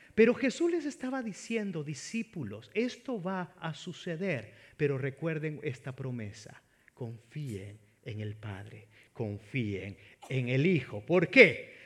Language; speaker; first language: Spanish; native; Spanish